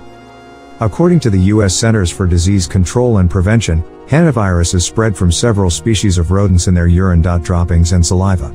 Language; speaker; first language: English; non-native, fluent; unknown